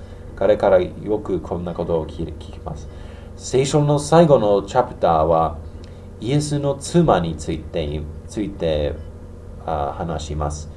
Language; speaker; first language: Japanese; non-native, learner; English